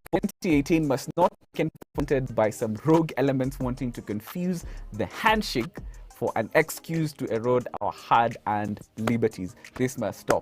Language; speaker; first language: English; non-native, local second language; Swahili